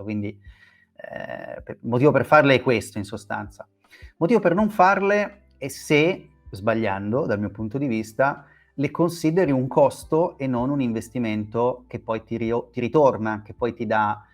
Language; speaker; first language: Italian; native; Italian